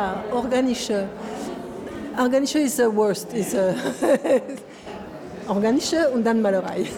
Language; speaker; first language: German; non-native, learner; French